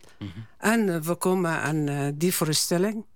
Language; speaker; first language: Dutch; non-native, learner; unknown